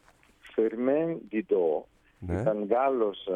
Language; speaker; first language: Greek; non-native, fluent; Italian